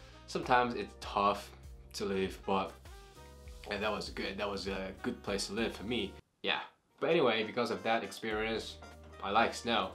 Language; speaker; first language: English; non-native, fluent; Japanese